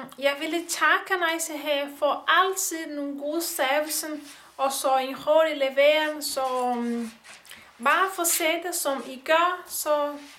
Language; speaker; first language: Danish; non-native, learner; Portuguese